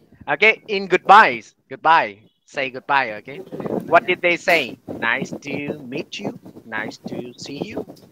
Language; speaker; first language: English; non-native, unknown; Vietnamese